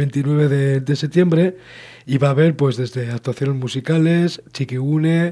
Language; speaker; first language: Spanish; native; Spanish